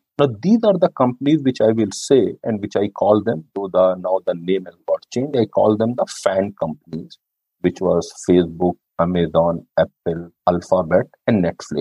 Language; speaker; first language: English; non-native, local second language; Hindi